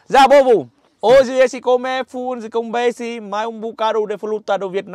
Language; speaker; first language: Portuguese; non-native, learner; Vietnamese